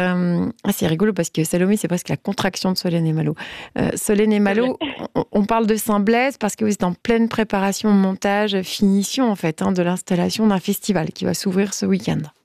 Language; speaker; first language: French; native; French